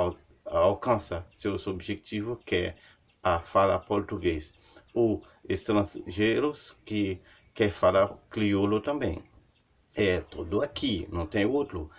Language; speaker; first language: Portuguese; non-native, learner; Haitian Creole